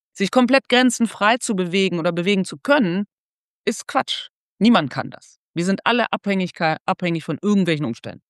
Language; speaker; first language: German; native; German